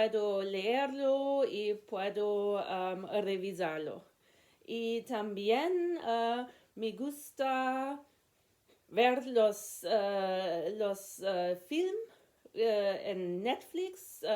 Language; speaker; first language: Spanish; non-native, learner; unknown